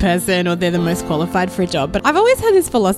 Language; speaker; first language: English; native; English